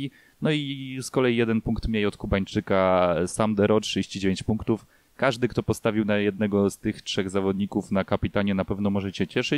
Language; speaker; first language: Polish; native; Polish